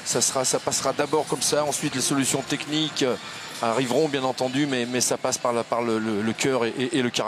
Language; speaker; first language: French; native; French